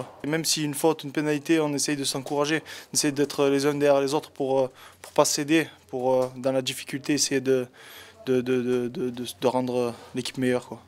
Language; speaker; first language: French; native; French